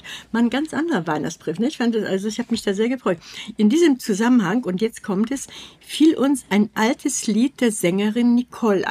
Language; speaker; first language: German; native; German